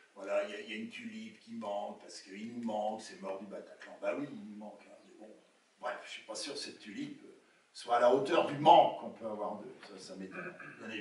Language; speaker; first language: French; native; French